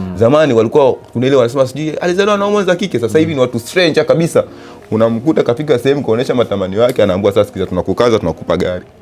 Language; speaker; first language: Swahili; native; Swahili